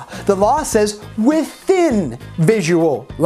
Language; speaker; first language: English; native; English